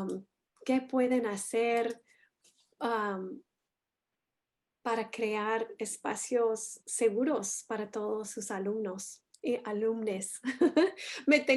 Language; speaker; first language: Spanish; non-native, fluent; English